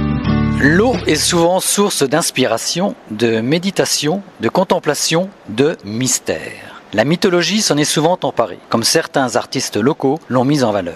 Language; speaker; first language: French; native; French